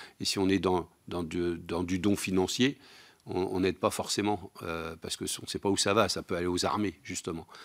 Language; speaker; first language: French; native; French